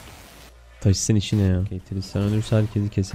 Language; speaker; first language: Turkish; native; Turkish